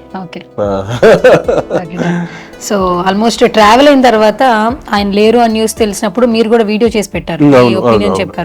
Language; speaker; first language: Telugu; native; Telugu